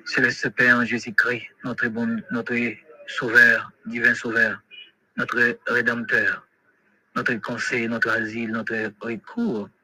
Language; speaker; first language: French; non-native, local second language; Haitian Creole